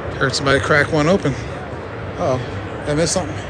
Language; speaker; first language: English; native; English